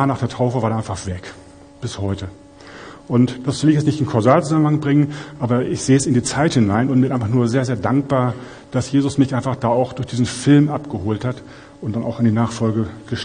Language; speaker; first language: German; native; German